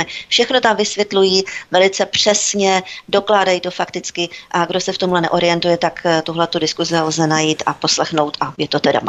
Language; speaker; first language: Czech; native; Czech